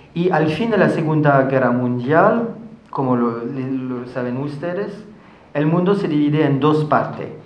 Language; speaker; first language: Spanish; non-native, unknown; French